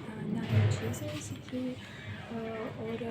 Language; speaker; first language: Hindi; non-native, learner; Russian